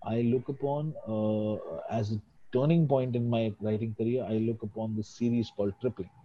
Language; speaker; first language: English; non-native, local second language; Hindi